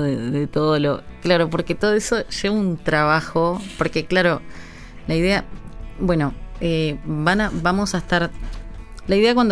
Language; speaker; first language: Spanish; native; Spanish